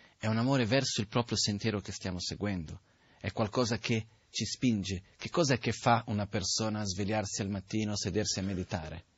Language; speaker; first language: Italian; non-native, fluent; Portuguese